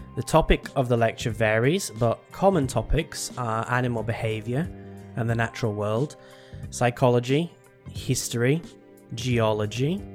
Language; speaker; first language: English; native; English